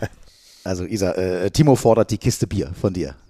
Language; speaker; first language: German; native; German